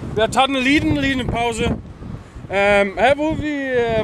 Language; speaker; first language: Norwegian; non-native, learner; Swedish